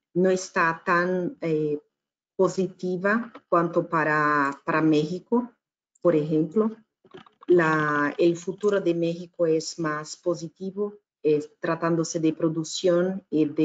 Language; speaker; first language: Spanish; non-native, fluent; Portuguese